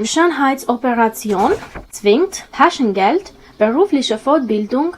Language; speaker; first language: German; non-native, fluent; Albanian